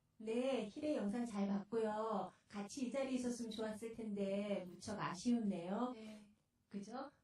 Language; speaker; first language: Korean; native; Korean